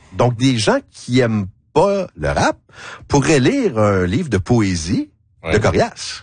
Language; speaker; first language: French; native; French